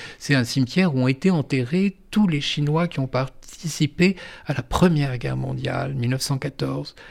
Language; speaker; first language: French; native; French